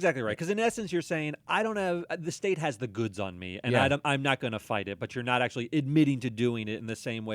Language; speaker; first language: English; native; English